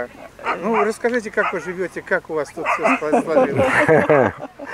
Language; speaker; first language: Russian; native; Russian